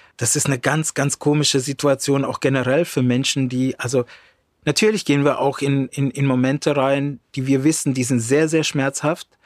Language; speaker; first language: German; early bilingual, other home language; Romany